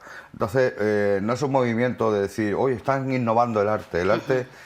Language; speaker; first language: Spanish; native; Spanish